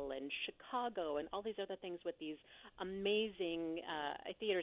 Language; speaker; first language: English; native; English